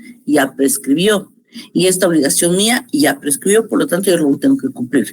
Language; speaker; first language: Spanish; native; Spanish